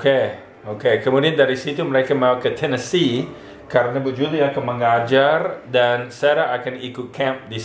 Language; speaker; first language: Indonesian; non-native, fluent; English